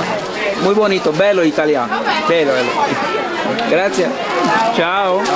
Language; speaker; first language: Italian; non-native, learner; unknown